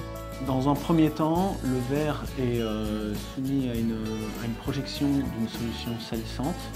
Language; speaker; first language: French; native; French